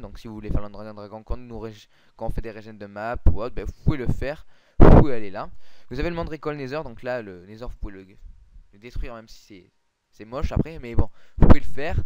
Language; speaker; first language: French; native; French